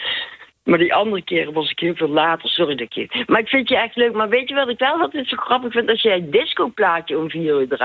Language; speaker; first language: Dutch; native; Dutch